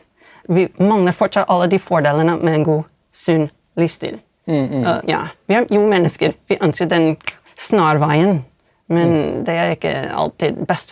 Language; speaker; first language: Norwegian; non-native, fluent; English